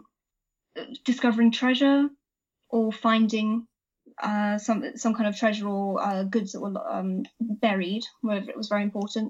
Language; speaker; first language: English; native; English